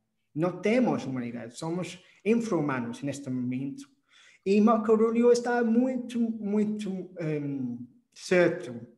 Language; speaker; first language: Portuguese; non-native, fluent; English